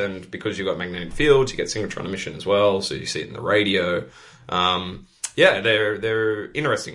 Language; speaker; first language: English; native; English